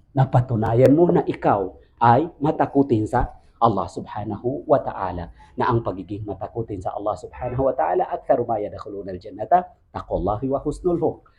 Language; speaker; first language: Filipino; non-native, local second language; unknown